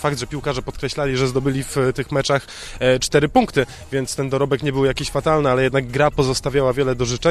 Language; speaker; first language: Polish; native; Polish